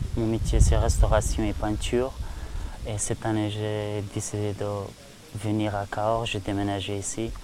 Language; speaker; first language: French; non-native, learner; Persian